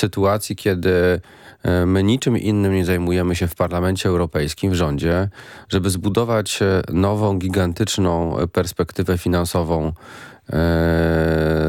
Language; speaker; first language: Polish; native; Polish